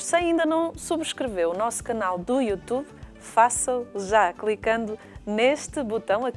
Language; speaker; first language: Portuguese; native; Portuguese